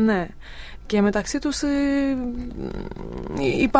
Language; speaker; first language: Greek; non-native, fluent; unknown